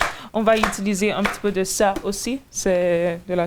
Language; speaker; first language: French; non-native, learner; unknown